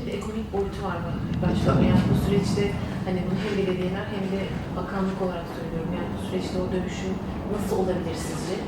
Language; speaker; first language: Turkish; native; Turkish